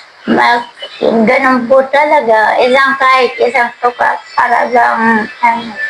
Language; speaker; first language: Filipino; native; Filipino